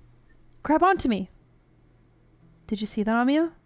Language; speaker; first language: English; native; English